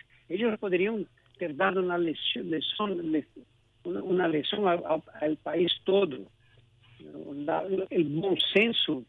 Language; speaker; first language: Spanish; non-native, local second language; Portuguese